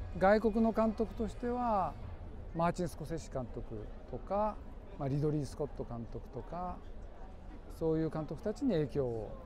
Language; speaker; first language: Japanese; native; Japanese